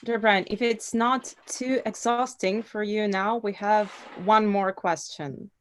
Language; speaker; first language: English; non-native, fluent; Russian